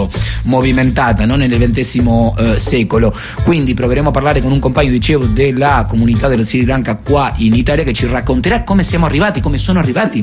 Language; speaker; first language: Italian; native; Italian